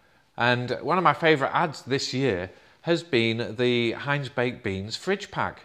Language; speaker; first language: English; native; English